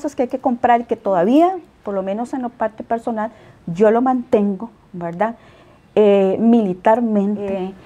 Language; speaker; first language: Spanish; native; Spanish